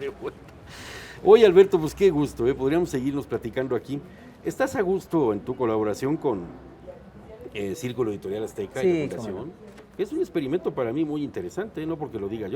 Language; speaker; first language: Spanish; native; Spanish